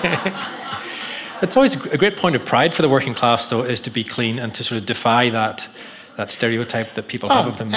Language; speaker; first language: English; native; English